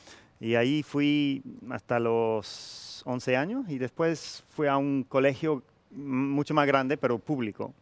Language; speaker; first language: Spanish; non-native, fluent; English